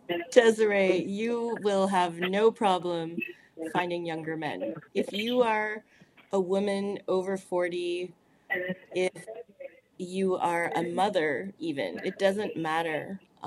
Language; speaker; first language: English; native; English